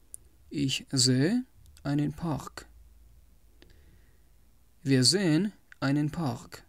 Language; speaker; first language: German; non-native, fluent; Tajik